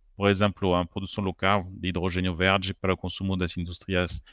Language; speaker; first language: Portuguese; non-native, fluent; French